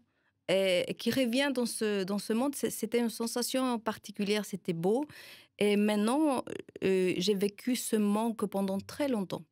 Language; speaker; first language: French; non-native, fluent; Spanish